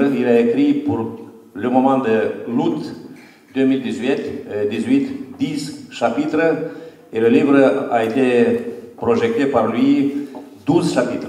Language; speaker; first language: French; non-native, fluent; Romanian